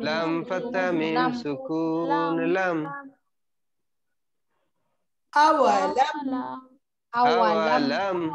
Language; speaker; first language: Arabic; non-native, learner; Bangla